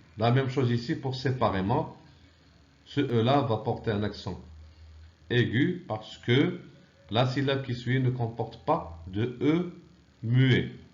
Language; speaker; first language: French; non-native, local second language; Arabic